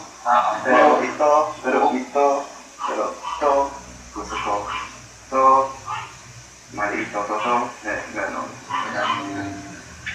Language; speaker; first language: Filipino; non-native, learner; English